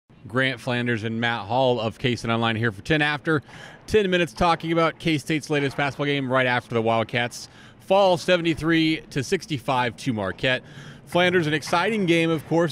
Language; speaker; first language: English; native; English